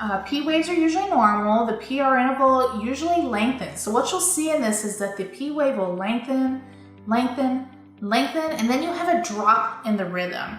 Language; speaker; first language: English; native; English